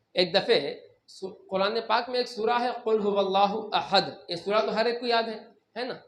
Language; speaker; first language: Urdu; native; Urdu